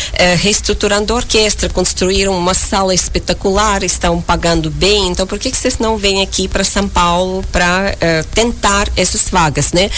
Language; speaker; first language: Portuguese; non-native, fluent; Russian